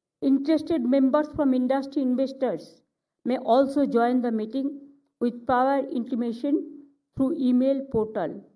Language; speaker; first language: English; non-native, local second language; Bangla